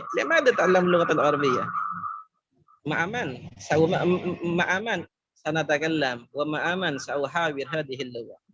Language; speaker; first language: Arabic; non-native, fluent; Malay